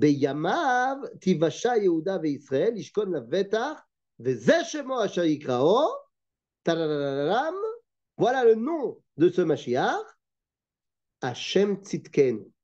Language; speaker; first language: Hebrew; non-native, fluent; French